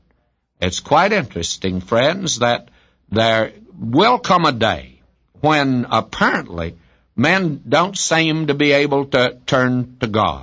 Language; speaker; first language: English; native; English